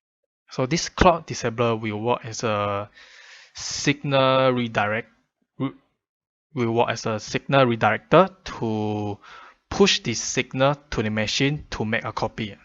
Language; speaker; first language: English; non-native, fluent; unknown